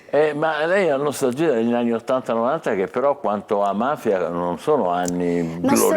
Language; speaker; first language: Italian; native; Italian